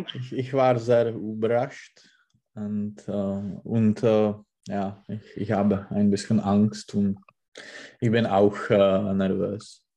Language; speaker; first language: German; non-native, learner; Czech